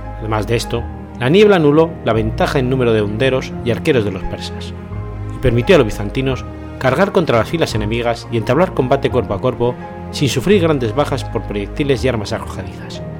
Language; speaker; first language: Spanish; native; Spanish